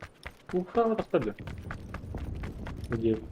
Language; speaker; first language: Russian; non-native, local second language; Yakut